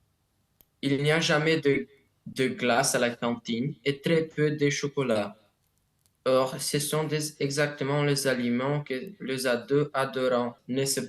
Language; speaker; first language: French; non-native, learner; Romanian